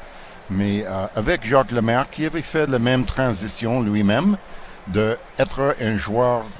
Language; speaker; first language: French; non-native, local second language; English